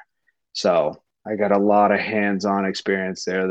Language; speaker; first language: English; native; English